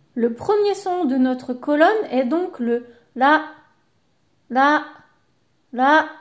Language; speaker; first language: French; native; French